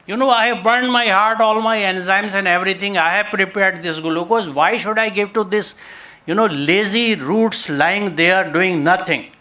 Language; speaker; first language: English; non-native, local second language; Urdu